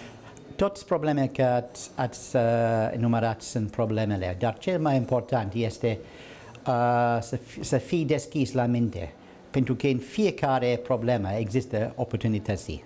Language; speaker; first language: Romanian; non-native, learner; English